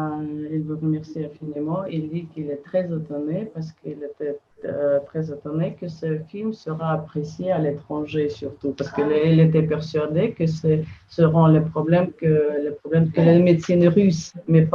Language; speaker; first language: French; non-native, fluent; Russian